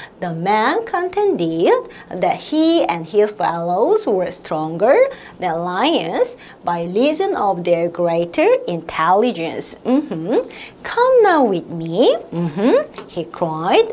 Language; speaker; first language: English; non-native, fluent; Korean